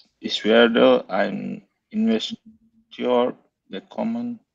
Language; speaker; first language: German; non-native, learner; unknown